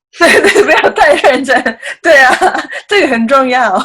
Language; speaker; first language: Chinese; non-native, learner; Japanese